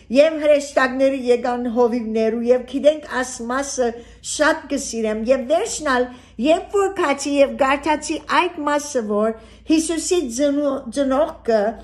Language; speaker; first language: Armenian; early bilingual, heritage; Armenian